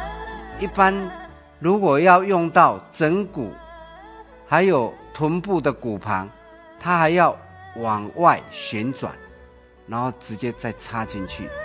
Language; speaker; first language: Chinese; native; Chinese